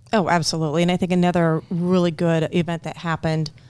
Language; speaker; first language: English; native; English